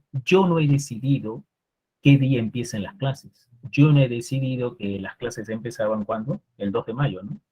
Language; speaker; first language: Spanish; native; Spanish